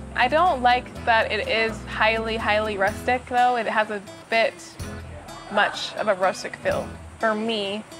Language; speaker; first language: English; native; English